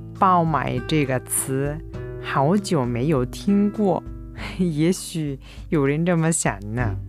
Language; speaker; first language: Chinese; non-native, fluent; Japanese